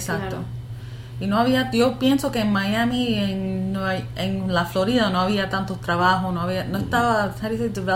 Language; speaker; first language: Spanish; early bilingual, heritage; Spanish